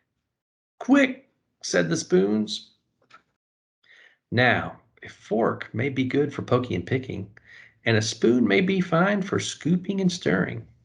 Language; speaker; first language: English; native; English